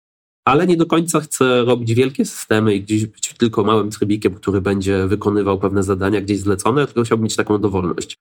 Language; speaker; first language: Polish; native; Polish